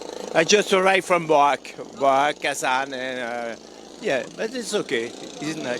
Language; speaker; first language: English; non-native, learner; French